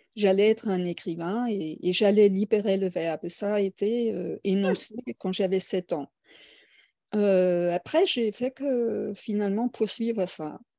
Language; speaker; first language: French; non-native, fluent; Danish